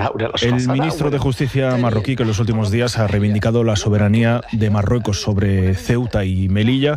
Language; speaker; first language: Spanish; native; Spanish